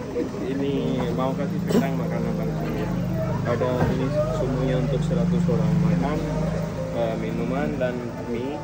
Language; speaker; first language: Indonesian; non-native, learner; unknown